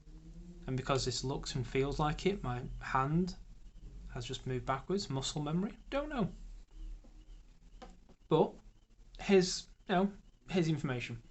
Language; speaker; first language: English; native; English